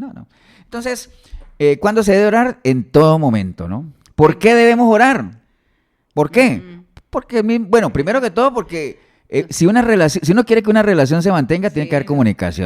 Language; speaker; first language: Spanish; native; Spanish